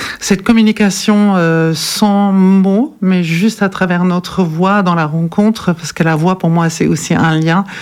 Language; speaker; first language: French; non-native, fluent; German